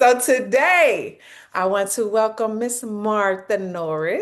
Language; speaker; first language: English; native; English